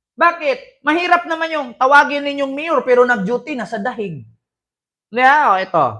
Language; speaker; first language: Filipino; non-native, local second language; Cebuano